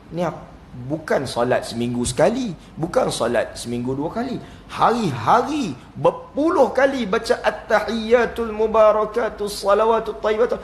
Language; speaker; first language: Malay; native; Malay